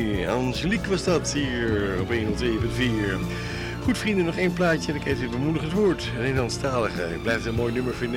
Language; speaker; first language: Dutch; native; Dutch